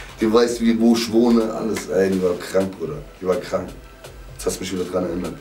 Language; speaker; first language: German; native; German